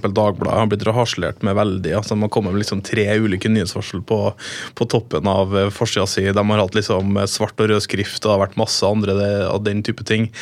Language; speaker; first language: Norwegian; native; Norwegian